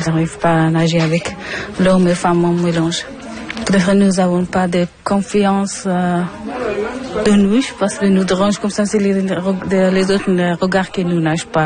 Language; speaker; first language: French; non-native, learner; Persian